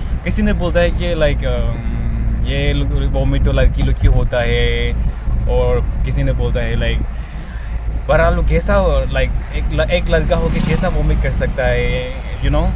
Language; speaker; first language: Hindi; non-native, local second language; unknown